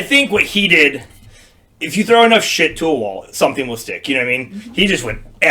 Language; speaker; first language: English; native; English